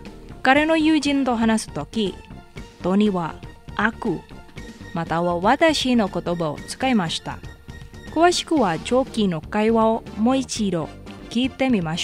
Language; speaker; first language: Japanese; non-native, fluent; Indonesian